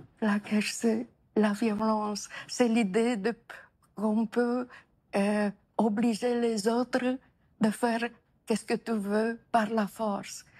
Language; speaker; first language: French; non-native, fluent; Romanian